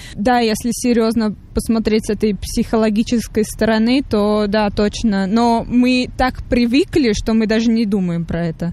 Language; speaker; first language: Russian; early bilingual, heritage; Russian